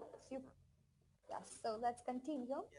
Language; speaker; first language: English; non-native, fluent; Russian